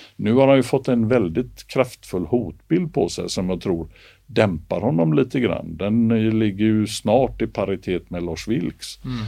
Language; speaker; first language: Swedish; native; Swedish